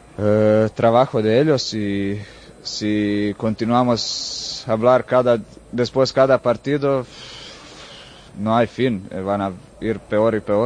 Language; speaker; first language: Spanish; non-native, fluent; Croatian